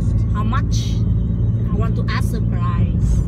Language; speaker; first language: English; non-native, learner; Vietnamese